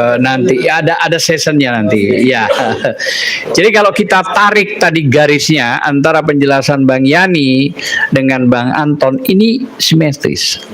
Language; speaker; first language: Indonesian; native; Indonesian